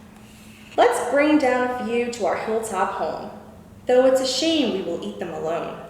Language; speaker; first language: English; native; English